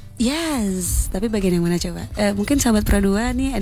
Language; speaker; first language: Indonesian; native; Indonesian